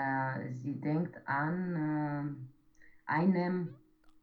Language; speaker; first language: German; non-native, learner; Romanian